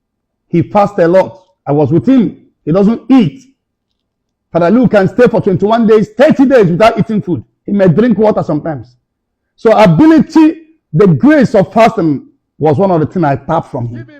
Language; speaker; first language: English; non-native, local second language; Igbo